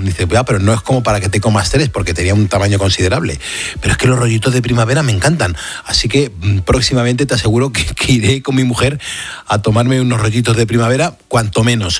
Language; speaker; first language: Spanish; native; Spanish